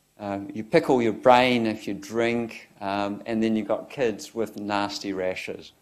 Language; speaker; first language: English; native; English